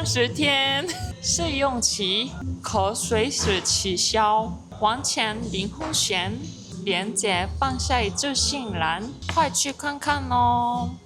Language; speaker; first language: Chinese; non-native, learner; Korean